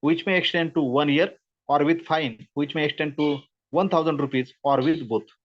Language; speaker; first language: English; non-native, local second language; Marathi